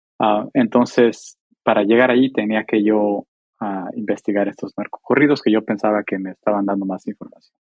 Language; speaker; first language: Spanish; early bilingual, heritage; Spanish